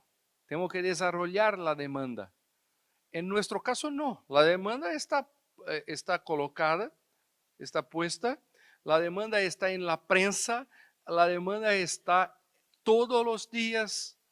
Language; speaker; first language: Spanish; non-native, fluent; Portuguese